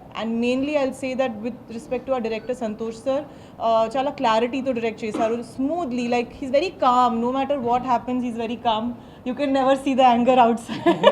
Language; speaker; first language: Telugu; non-native, learner; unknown